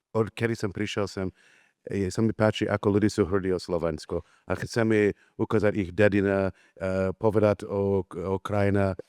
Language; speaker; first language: Slovak; non-native, learner; English